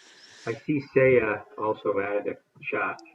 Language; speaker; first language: English; native; English